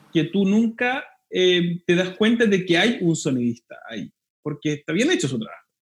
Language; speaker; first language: Spanish; native; Spanish